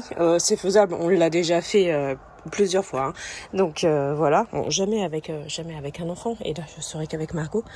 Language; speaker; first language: French; native; French